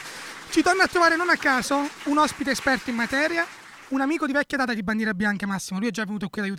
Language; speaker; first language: Italian; native; Italian